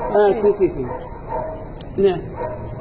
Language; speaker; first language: Portuguese; non-native, learner; English